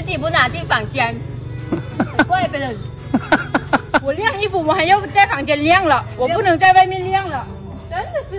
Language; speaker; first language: Chinese; non-native, fluent; Lao